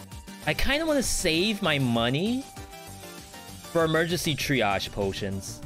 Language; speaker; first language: English; native; English